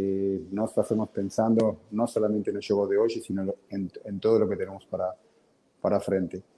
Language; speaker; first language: Portuguese; non-native, fluent; Spanish